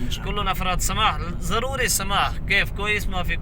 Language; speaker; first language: Arabic; non-native, learner; Urdu